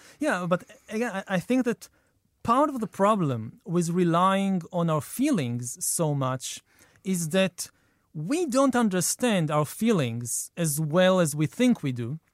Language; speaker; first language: English; non-native, fluent; Hebrew